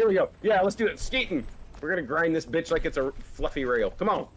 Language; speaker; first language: English; native; English